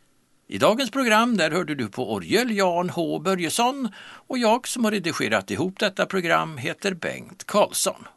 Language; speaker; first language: Swedish; native; Swedish